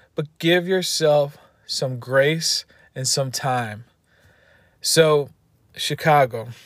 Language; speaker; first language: English; native; English